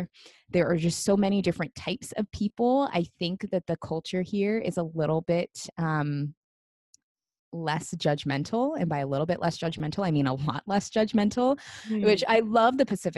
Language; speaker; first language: English; native; English